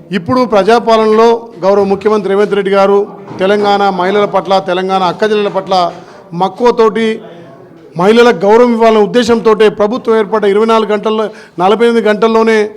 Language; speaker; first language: Telugu; native; Telugu